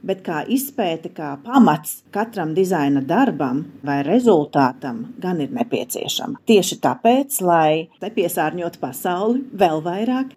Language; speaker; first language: Latvian; native; Latvian